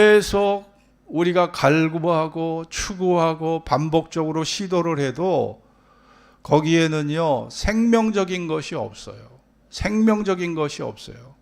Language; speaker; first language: Korean; native; Korean